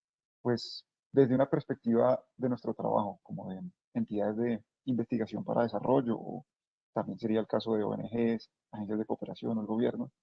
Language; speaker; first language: Spanish; native; Spanish